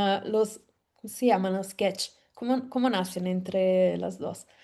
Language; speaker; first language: Spanish; non-native, fluent; Italian